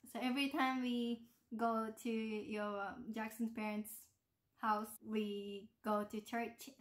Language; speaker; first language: English; non-native, fluent; Japanese